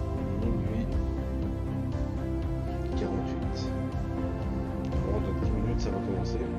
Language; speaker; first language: French; native; French